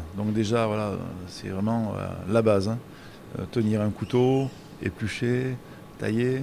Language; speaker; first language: French; native; French